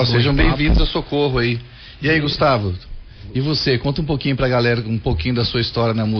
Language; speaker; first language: Portuguese; native; Portuguese